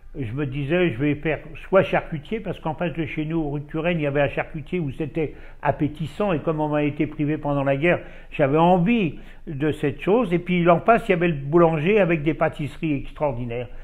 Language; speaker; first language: French; native; French